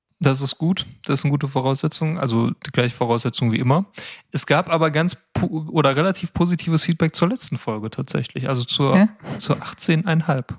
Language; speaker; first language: German; native; German